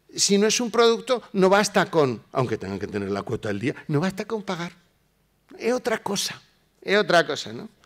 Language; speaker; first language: Spanish; native; Spanish